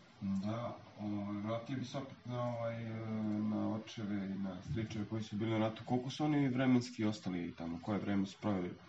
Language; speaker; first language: Serbian; non-native, local second language; Albanian